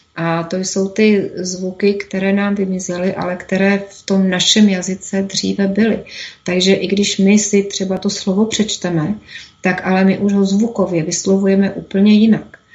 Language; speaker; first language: Czech; native; Czech